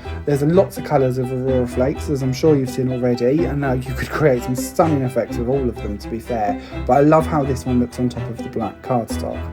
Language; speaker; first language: English; native; English